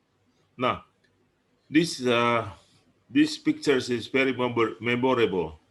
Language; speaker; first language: English; non-native, learner; Indonesian